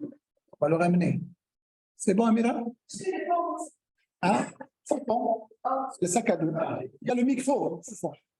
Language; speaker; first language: French; non-native, fluent; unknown